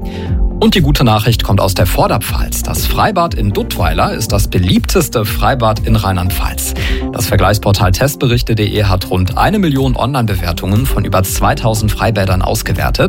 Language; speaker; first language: German; native; German